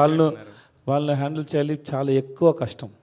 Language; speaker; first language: Telugu; non-native, learner; Tamil